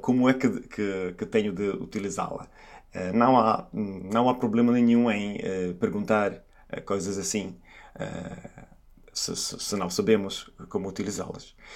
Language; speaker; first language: Portuguese; non-native, fluent; Italian